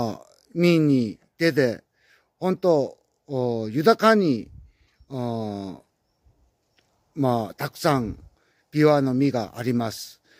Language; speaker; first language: Japanese; non-native, learner; Korean